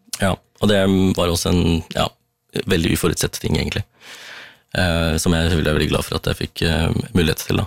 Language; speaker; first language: Norwegian; early bilingual, other home language; Tamil